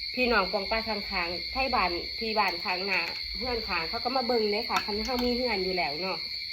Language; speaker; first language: Thai; native; Thai